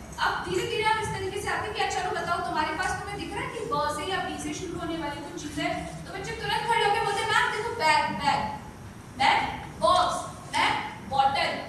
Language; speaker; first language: Hindi; native; Hindi